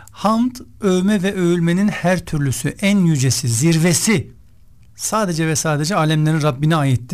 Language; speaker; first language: Turkish; native; Turkish